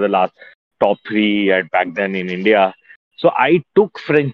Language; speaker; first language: English; non-native, local second language; Hindi